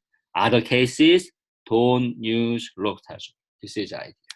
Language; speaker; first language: English; non-native, fluent; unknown